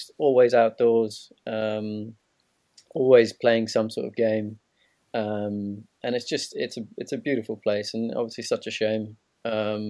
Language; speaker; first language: English; native; English